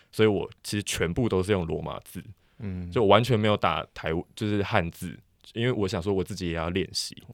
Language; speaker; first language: Chinese; non-native, local second language; Min Nan Chinese